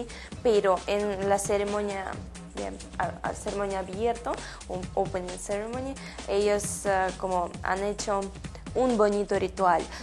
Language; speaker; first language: Spanish; non-native, learner; Russian